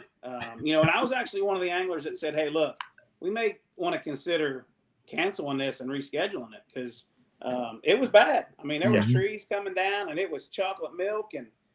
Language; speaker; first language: English; native; English